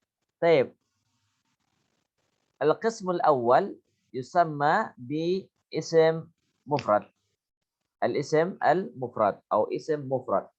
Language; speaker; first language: Arabic; non-native, fluent; Indonesian